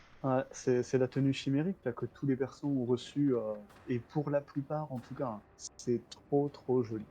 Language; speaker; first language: French; native; French